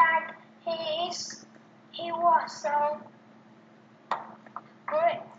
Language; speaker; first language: English; non-native, learner; Vietnamese